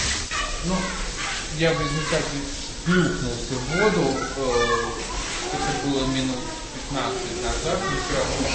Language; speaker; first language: Russian; native; Russian